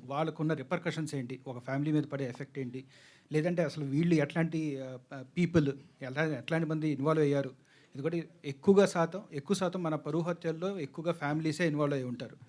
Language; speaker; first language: Telugu; native; Telugu